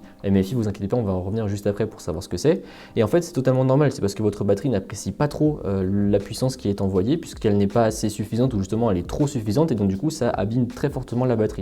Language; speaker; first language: French; native; French